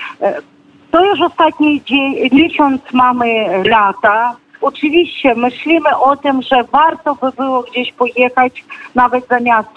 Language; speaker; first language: Polish; non-native, fluent; Ukrainian